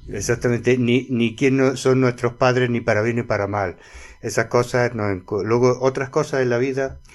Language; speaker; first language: Spanish; native; Spanish